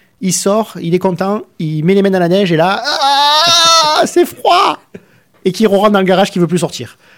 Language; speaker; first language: French; native; French